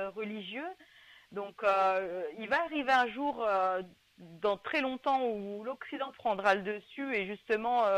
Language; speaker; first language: French; native; French